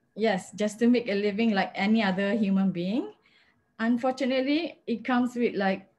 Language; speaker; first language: English; non-native, local second language; Malay